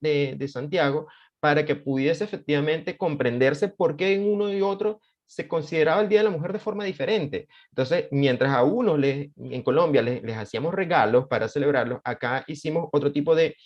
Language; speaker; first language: Spanish; native; Spanish